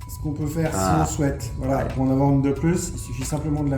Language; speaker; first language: French; native; French